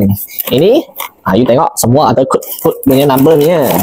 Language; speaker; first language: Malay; non-native, local second language; Chinese